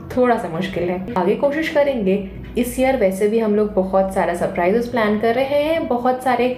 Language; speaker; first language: Hindi; non-native, local second language; Bangla